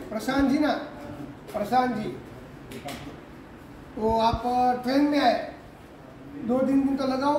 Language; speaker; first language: Hindi; non-native, local second language; Gujarati